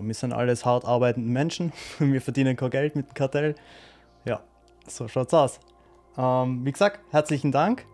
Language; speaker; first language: German; native; German